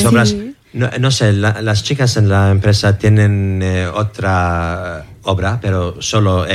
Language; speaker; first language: Spanish; non-native, learner; English